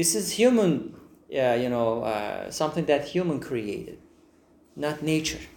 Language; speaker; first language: English; non-native, fluent; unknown